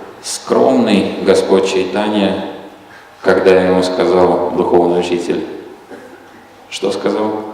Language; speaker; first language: Russian; native; Russian